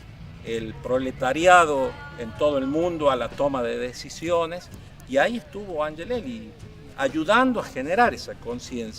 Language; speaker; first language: Spanish; native; Spanish